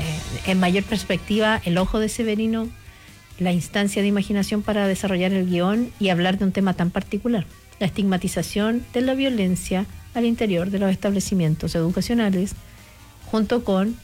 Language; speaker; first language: Spanish; native; Spanish